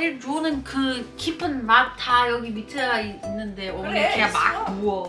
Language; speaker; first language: Korean; non-native, fluent; German